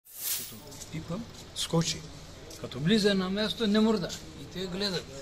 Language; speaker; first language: Bulgarian; non-native, local second language; Turkish